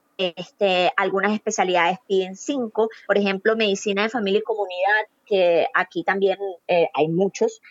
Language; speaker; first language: Spanish; native; Spanish